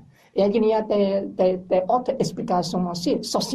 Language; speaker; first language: French; non-native, learner; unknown